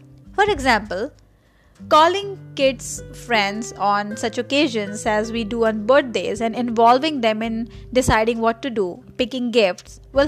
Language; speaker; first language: English; non-native, local second language; Marathi